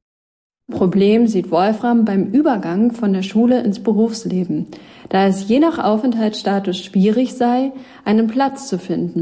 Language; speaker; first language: German; native; German